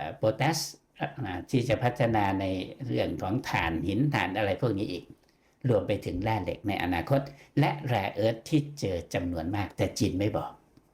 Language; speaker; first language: Thai; native; Thai